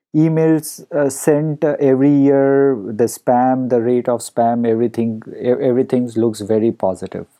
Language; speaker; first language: English; non-native, local second language; Hindi